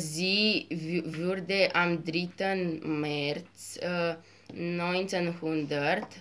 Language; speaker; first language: German; non-native, learner; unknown